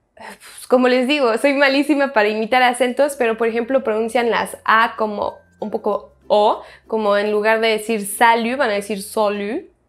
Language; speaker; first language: Spanish; non-native, fluent; French